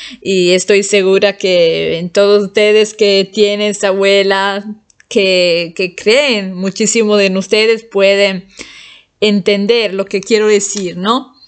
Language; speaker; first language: Spanish; non-native, fluent; Italian